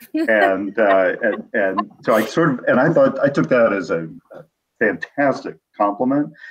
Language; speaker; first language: English; native; English